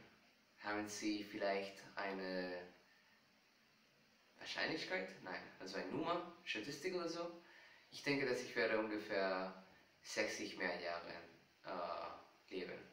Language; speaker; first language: German; non-native, fluent; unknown